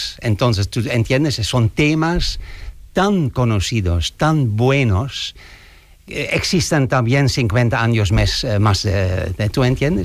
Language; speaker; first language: Spanish; non-native, learner; Dutch